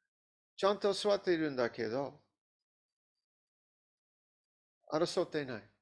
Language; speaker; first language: Japanese; non-native, learner; English